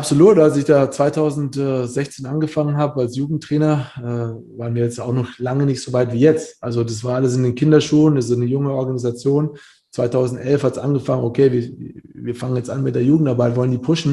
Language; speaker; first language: German; native; German